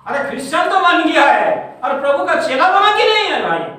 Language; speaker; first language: Hindi; non-native, local second language; Bangla